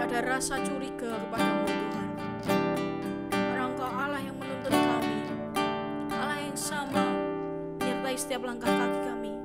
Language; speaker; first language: Indonesian; native; Indonesian